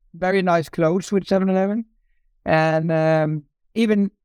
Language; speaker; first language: English; non-native, fluent; Norwegian